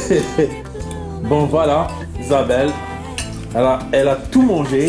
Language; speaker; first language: French; non-native, local second language; Arabic